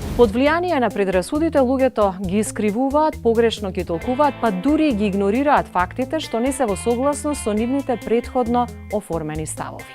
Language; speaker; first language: Macedonian; early bilingual, other home language; Russian